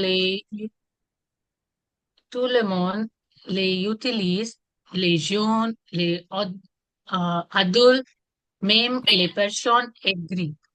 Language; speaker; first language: French; non-native, learner; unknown